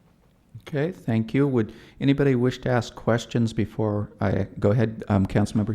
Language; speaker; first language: English; native; English